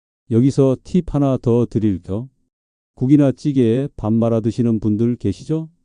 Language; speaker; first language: Korean; native; Korean